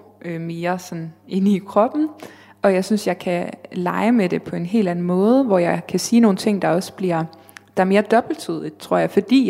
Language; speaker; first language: Danish; native; Danish